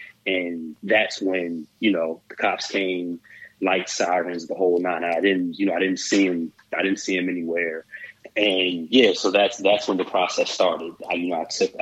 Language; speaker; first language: English; native; English